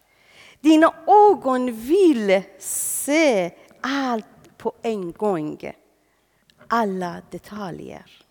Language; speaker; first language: Swedish; non-native, fluent; Persian